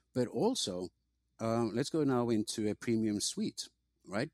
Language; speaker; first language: English; non-native, fluent; Norwegian